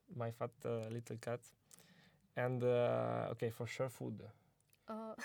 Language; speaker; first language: English; non-native, learner; Italian